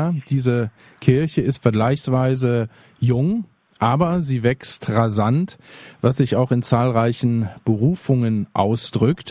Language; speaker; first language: German; native; German